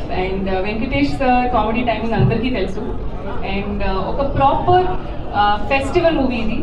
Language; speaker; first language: Telugu; non-native, learner; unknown